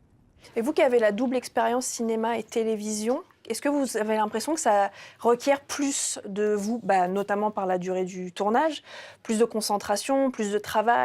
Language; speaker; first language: French; native; French